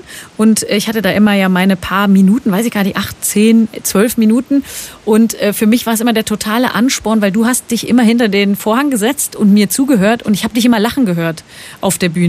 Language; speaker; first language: German; native; German